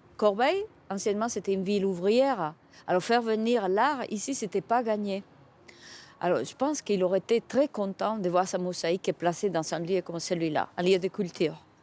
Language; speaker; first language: French; non-native, fluent; Spanish